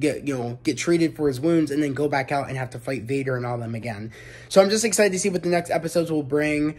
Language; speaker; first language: English; native; English